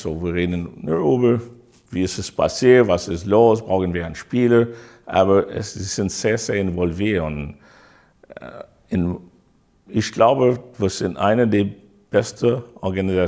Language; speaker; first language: German; non-native, fluent; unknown